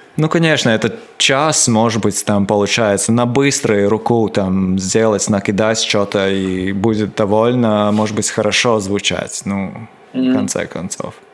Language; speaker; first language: Russian; non-native, local second language; Latvian